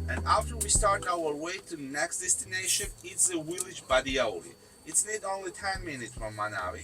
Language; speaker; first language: English; non-native, learner; Georgian